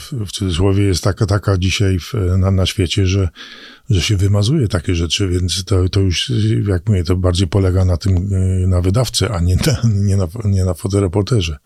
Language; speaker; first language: Polish; early bilingual, other home language; English